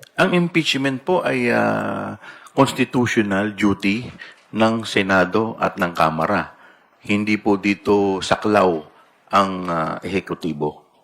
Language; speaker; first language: Filipino; native; Filipino